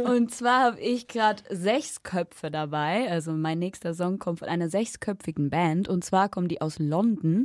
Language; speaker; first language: German; native; German